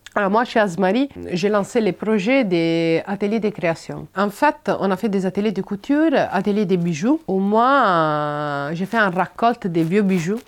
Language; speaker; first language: French; non-native, fluent; Italian